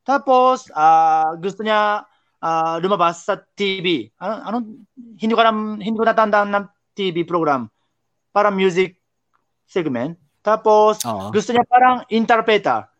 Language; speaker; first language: Filipino; non-native, learner; Japanese